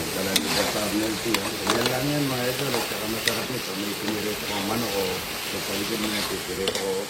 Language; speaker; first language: Filipino; non-native, local second language; Pampanga